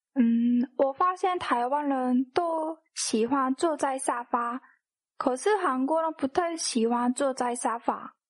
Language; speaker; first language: Chinese; non-native, fluent; Korean